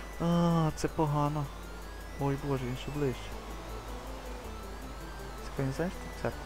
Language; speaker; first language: Ukrainian; native; Ukrainian